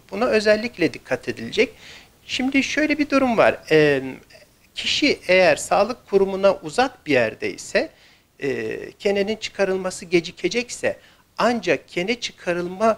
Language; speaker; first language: Turkish; native; Turkish